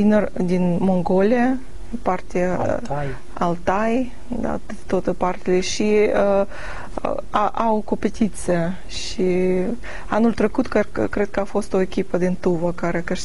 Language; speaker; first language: Romanian; non-native, learner; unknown